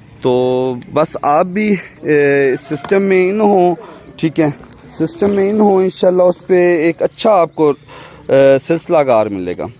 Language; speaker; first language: Urdu; non-native, local second language; Punjabi